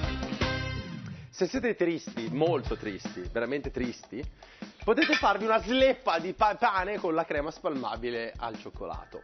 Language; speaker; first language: Italian; native; Italian